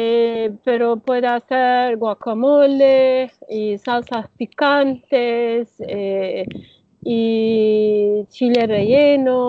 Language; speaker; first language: Spanish; non-native, learner; Turkish